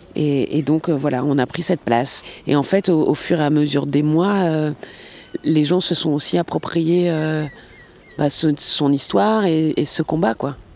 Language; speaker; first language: French; native; French